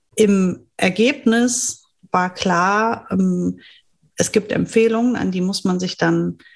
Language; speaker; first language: German; non-native, fluent; French